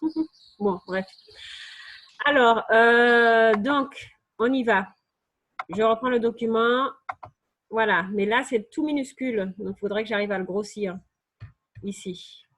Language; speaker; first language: French; native; French